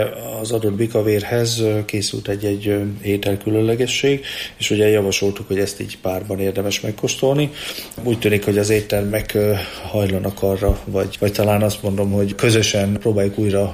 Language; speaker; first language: Hungarian; native; Hungarian